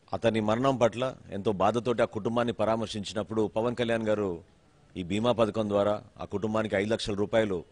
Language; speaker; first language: Telugu; native; Telugu